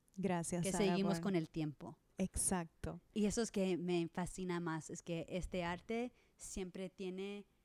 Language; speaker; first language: Spanish; non-native, learner; English